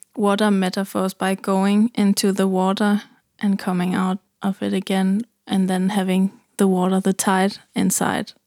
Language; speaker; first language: English; non-native, fluent; German